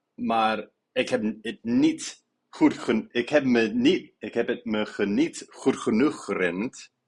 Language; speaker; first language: Dutch; non-native, fluent; English